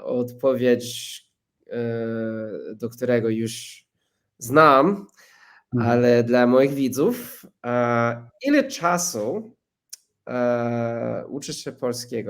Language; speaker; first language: Polish; non-native, fluent; English